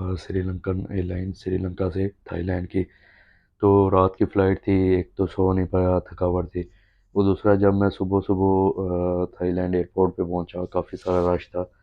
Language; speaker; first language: Urdu; non-native, local second language; Punjabi